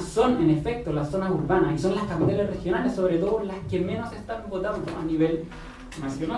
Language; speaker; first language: Spanish; native; Spanish